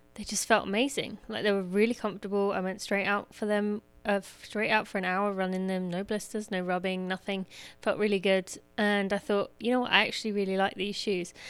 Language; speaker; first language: English; native; English